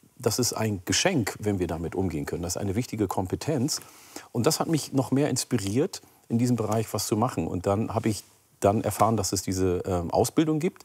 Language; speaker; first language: German; early bilingual, other home language; Oromo